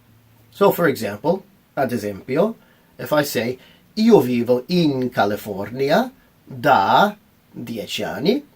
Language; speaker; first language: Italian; non-native, fluent; English